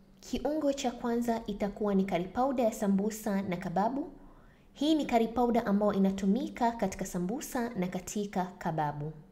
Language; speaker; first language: Swahili; native; Swahili